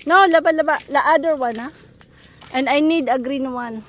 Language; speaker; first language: English; non-native, local second language; Filipino